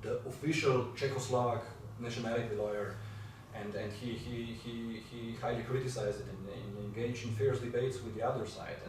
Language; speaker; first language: English; non-native, fluent; Slovenian